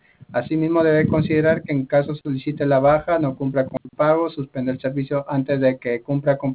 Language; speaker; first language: Spanish; native; Spanish